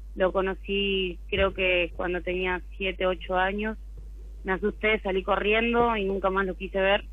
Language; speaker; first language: Spanish; native; Spanish